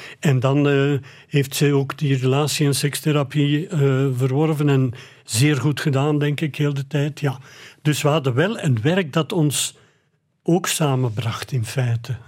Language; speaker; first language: Dutch; native; Dutch